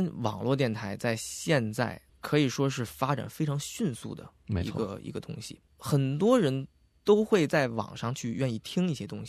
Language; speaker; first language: Chinese; native; Chinese